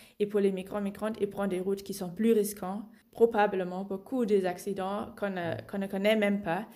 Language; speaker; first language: French; non-native, fluent; German